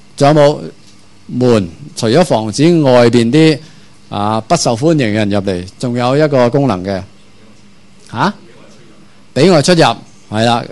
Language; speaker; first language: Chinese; non-native, local second language; Cantonese